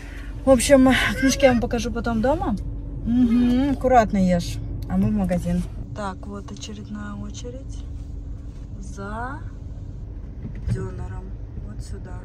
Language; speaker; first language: Russian; native; Russian